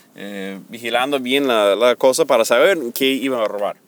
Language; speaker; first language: Spanish; non-native, fluent; English